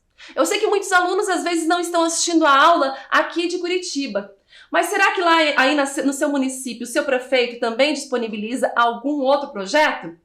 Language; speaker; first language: Portuguese; native; Portuguese